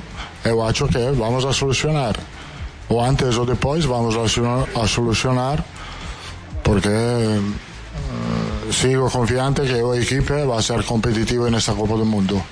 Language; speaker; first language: Portuguese; non-native, fluent; Italian